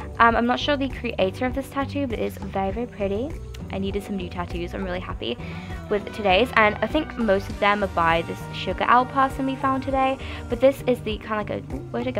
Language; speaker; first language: English; native; English